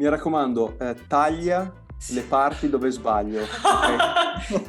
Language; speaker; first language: Italian; native; Italian